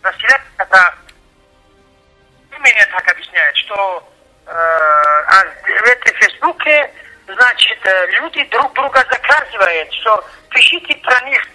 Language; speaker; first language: Russian; non-native, fluent; Tajik